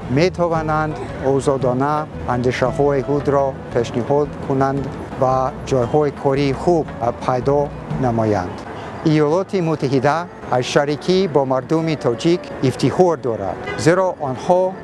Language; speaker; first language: Tajik; non-native, learner; English